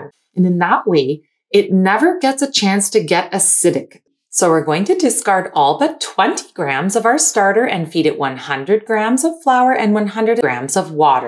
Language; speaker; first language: English; native; English